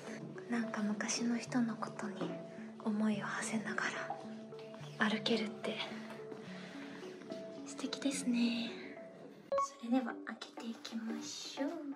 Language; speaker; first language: Japanese; native; Japanese